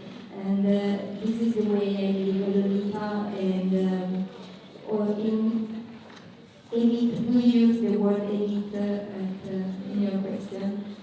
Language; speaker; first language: English; non-native, learner; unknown